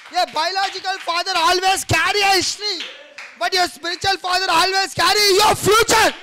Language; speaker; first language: English; non-native, local second language; Telugu